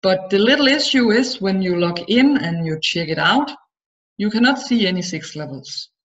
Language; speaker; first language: English; non-native, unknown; Danish